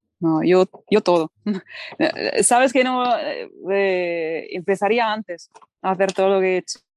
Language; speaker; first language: Spanish; non-native, fluent; Italian